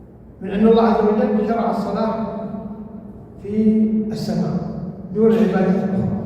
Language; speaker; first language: Arabic; native; Arabic